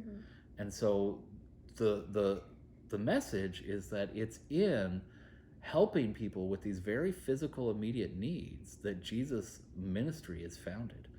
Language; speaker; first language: English; native; English